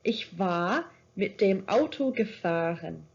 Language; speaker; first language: German; non-native, fluent; English